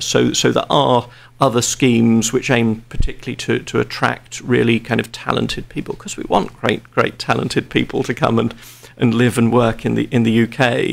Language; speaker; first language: English; native; English